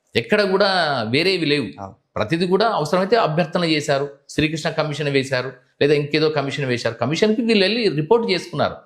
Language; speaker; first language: Telugu; native; Telugu